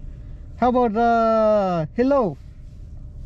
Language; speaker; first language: English; non-native, local second language; Filipino